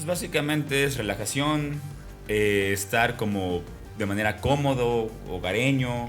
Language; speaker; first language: Spanish; native; Spanish